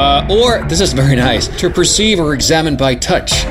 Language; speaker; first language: English; non-native, fluent; Italian